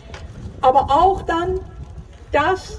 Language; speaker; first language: German; non-native, fluent; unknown